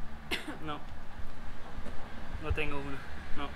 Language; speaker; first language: Spanish; non-native, learner; German